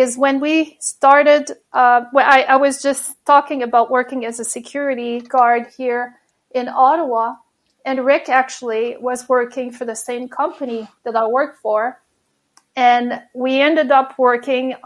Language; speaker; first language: English; non-native, fluent; French